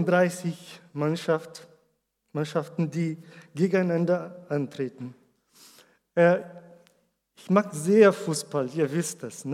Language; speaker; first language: German; non-native, learner; Portuguese